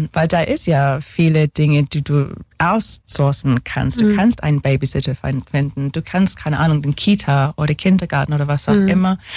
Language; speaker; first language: German; non-native, fluent; English